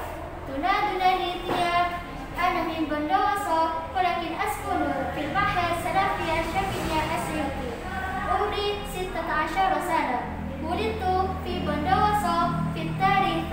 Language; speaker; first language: Arabic; non-native, learner; Indonesian